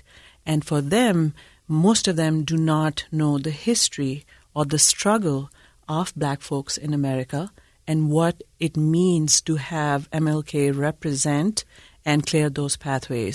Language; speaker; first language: English; non-native, local second language; Urdu